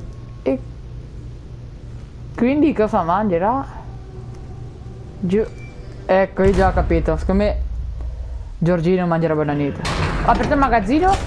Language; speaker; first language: Italian; native; Italian